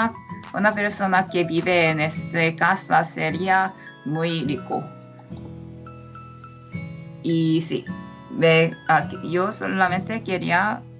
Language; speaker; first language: Spanish; non-native, fluent; Korean